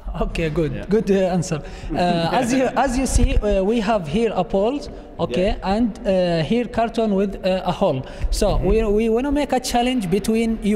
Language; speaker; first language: English; non-native, learner; Arabic